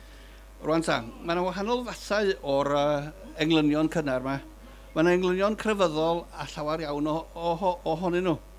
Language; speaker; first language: Welsh; native; Welsh